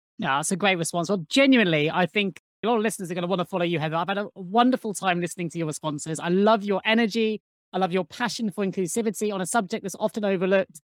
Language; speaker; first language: English; native; English